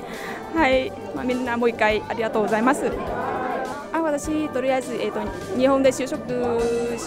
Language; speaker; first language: Japanese; non-native, fluent; Vietnamese